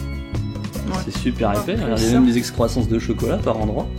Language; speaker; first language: French; native; French